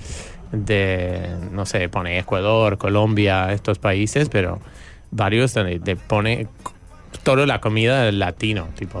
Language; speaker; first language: Spanish; non-native, fluent; English